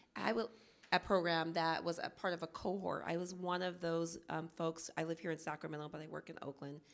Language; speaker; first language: English; native; English